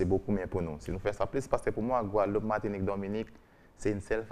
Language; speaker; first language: French; non-native, learner; English